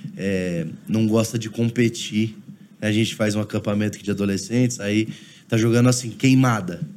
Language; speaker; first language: Portuguese; native; Portuguese